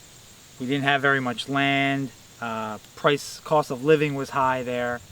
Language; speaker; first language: English; native; English